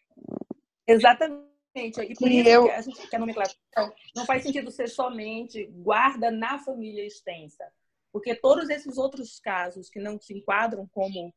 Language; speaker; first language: Portuguese; native; Portuguese